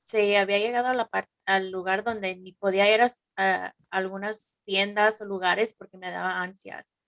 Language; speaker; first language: Spanish; early bilingual, heritage; Spanish